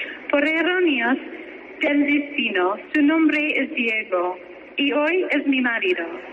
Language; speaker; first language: Spanish; non-native, fluent; English